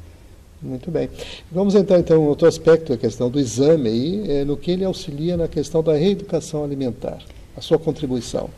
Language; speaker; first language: Portuguese; native; Portuguese